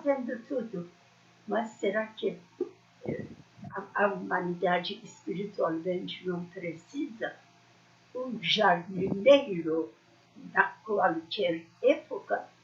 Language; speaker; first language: Portuguese; non-native, learner; Persian